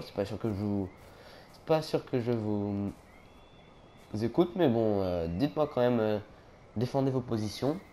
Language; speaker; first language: French; native; French